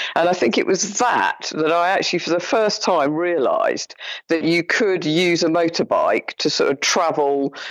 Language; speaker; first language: English; native; English